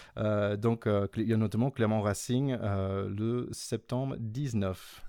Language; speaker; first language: French; non-native, fluent; English